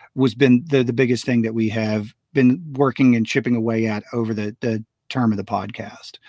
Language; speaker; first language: English; native; English